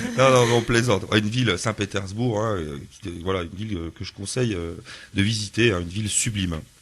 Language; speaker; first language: French; native; French